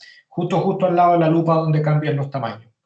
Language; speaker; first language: Spanish; native; Spanish